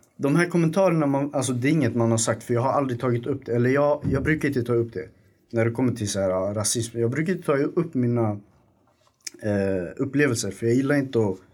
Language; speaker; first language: Swedish; early bilingual, other home language; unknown